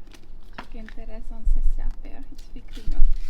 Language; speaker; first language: Turkish; non-native, learner; Estonian